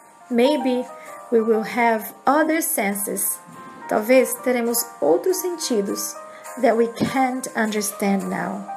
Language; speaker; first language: English; non-native, fluent; Portuguese